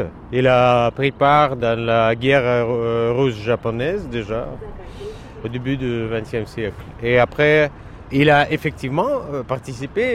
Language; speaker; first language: French; non-native, fluent; Russian